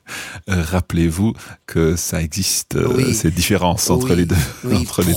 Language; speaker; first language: French; non-native, fluent; English